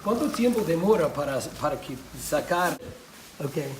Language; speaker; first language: Spanish; non-native, learner; English